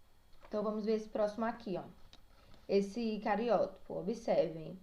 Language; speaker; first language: Portuguese; native; Portuguese